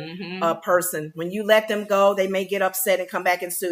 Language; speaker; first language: English; native; English